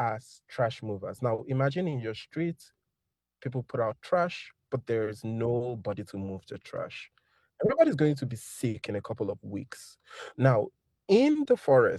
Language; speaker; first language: English; non-native, local second language; Igbo